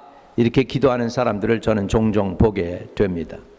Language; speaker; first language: Korean; native; Korean